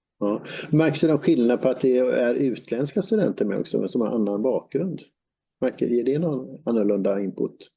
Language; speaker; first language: Swedish; native; Swedish